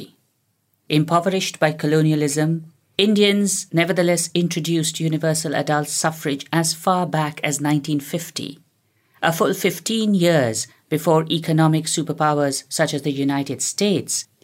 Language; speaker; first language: English; non-native, local second language; Hindi